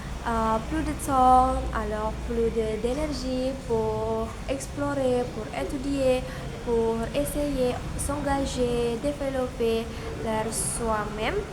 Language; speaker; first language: French; non-native, learner; Indonesian